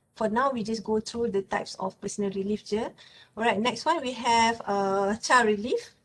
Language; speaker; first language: English; non-native, local second language; Malay